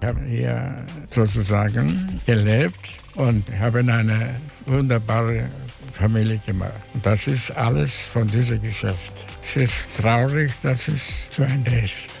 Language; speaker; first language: German; non-native, fluent; Greek